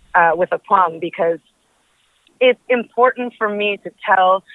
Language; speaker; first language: English; early bilingual, other home language; Spanish